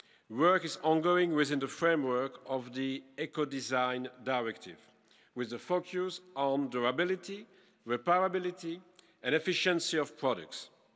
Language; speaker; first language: English; non-native, fluent; French